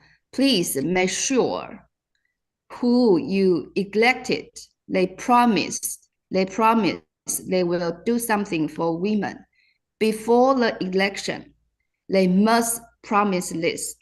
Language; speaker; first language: English; non-native, fluent; Chinese